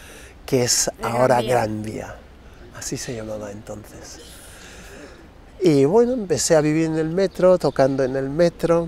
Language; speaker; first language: Spanish; non-native, fluent; Krio